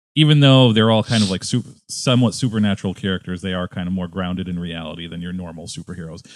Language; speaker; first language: English; native; English